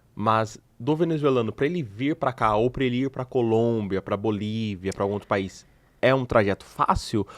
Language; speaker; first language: Portuguese; native; Portuguese